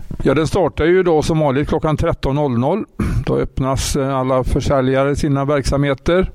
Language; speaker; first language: Swedish; native; Swedish